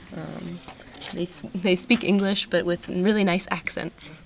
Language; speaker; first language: English; native; English